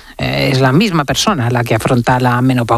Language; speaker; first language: Spanish; native; Spanish